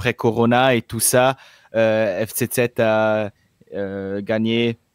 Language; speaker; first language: French; non-native, local second language; German